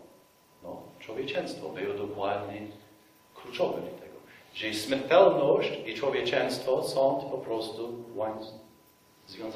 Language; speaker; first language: Polish; non-native, fluent; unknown